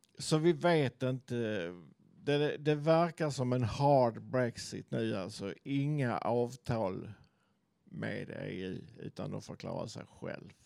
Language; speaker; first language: Swedish; native; Swedish